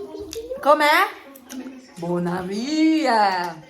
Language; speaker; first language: Italian; non-native, fluent; Filipino